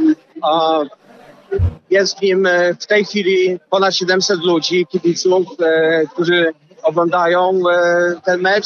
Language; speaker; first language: Polish; early bilingual, heritage; Polish